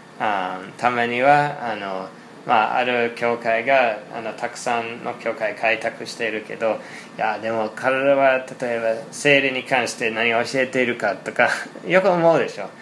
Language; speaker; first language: Japanese; non-native, fluent; English